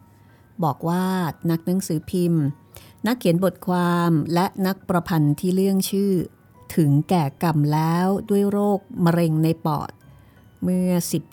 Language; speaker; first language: Thai; native; Thai